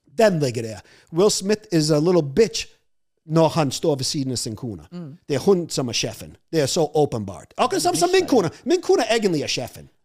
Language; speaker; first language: Norwegian; non-native, fluent; English